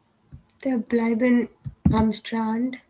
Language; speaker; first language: German; non-native, learner; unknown